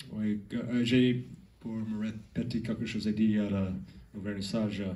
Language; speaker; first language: French; non-native, learner; English